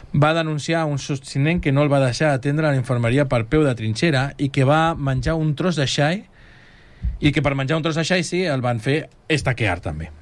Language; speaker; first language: Catalan; native; Catalan